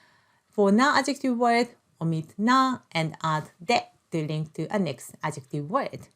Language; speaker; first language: English; non-native, local second language; Japanese